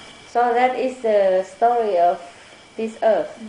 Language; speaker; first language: English; non-native, fluent; Vietnamese